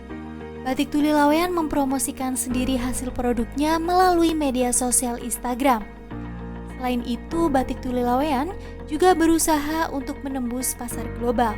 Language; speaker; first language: Indonesian; native; Indonesian